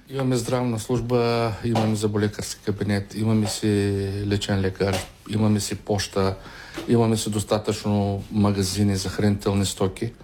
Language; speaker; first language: Bulgarian; native; Bulgarian